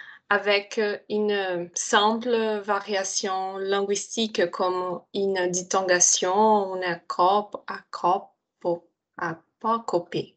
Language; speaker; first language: French; non-native, learner; Portuguese